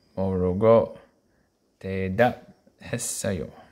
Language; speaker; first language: Korean; non-native, learner; English